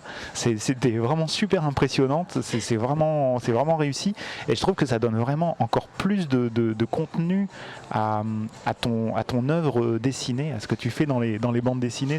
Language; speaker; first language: French; native; French